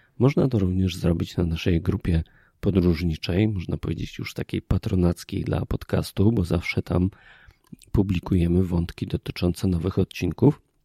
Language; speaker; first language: Polish; native; Polish